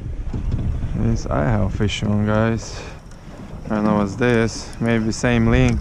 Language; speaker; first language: English; non-native, learner; Russian